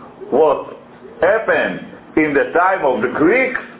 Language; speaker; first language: English; non-native, fluent; Hebrew